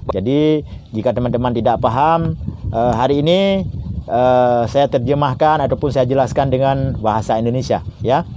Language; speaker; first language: Indonesian; non-native, local second language; Achinese